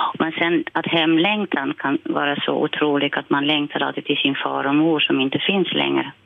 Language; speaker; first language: Swedish; non-native, fluent; Dutch